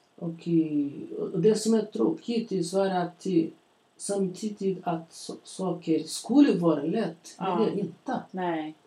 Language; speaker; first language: Swedish; non-native, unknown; Portuguese